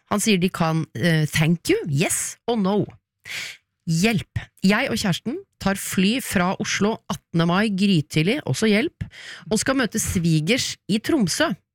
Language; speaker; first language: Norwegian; native; Norwegian